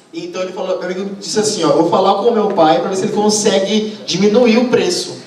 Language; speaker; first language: Portuguese; native; Portuguese